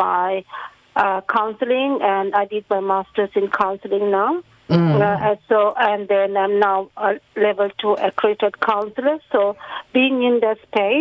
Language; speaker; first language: English; non-native, local second language; Sinhala